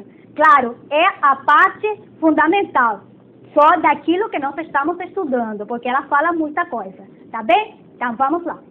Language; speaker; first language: Portuguese; non-native, fluent; Spanish